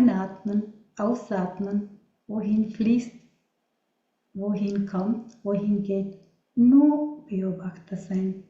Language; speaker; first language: German; non-native, learner; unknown